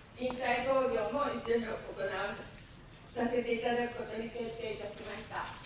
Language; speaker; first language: Japanese; native; Japanese